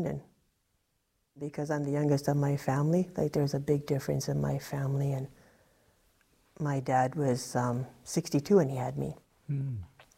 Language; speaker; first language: English; native; English